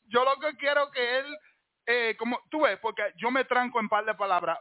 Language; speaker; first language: Spanish; early bilingual, heritage; Spanish